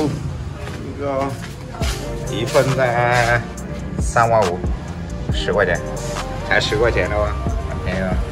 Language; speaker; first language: Chinese; non-native, learner; Vietnamese